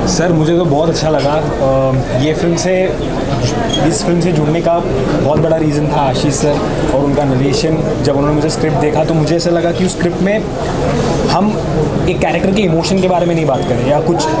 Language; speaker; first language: Hindi; native; Hindi